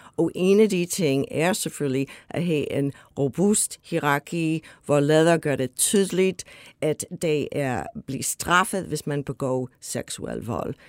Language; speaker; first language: Danish; non-native, fluent; English